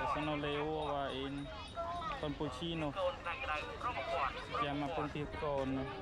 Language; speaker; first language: Italian; non-native, fluent; Vietnamese